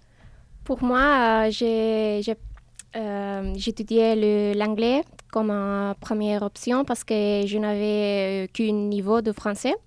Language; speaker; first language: French; non-native, learner; Spanish